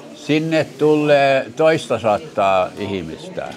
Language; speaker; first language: Finnish; early bilingual, other home language; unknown